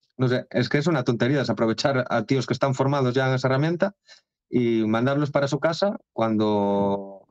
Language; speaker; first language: Spanish; non-native, local second language; Galician